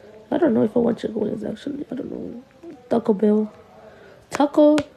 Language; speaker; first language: English; early bilingual, other home language; Spanish